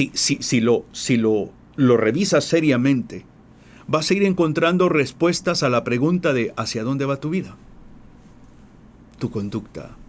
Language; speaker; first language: Spanish; native; Spanish